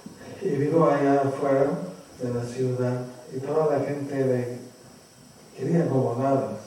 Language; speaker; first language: Spanish; non-native, fluent; English